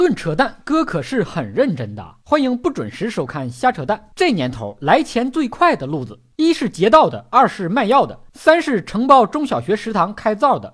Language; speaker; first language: Chinese; native; Chinese